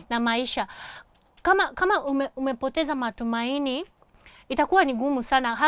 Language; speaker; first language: Swahili; non-native, fluent; Japanese